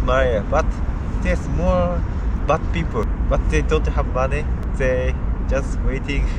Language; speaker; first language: English; non-native, learner; Japanese